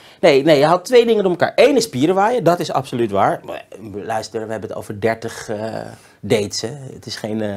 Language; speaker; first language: Dutch; native; Dutch